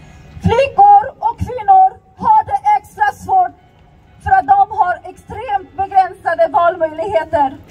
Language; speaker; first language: Swedish; early bilingual, other home language; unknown